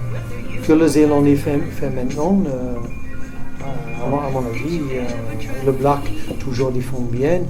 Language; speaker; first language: French; non-native, fluent; English